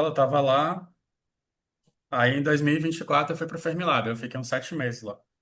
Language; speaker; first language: Portuguese; native; Portuguese